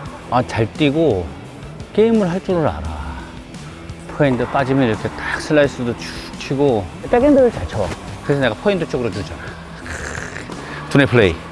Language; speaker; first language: Korean; native; Korean